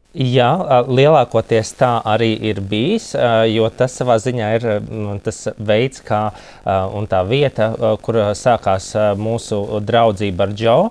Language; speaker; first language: Latvian; native; Latvian